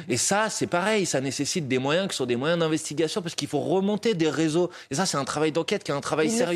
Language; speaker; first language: French; native; French